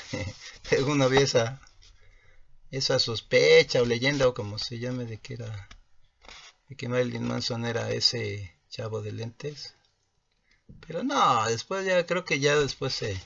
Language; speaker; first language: Spanish; native; Spanish